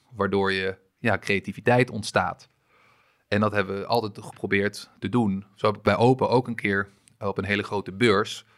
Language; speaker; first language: Dutch; early bilingual, other home language; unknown